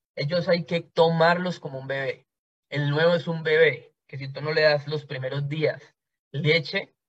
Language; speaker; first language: Spanish; native; Spanish